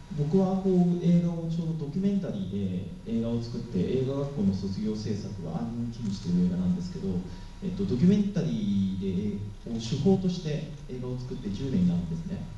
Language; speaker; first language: Japanese; native; Japanese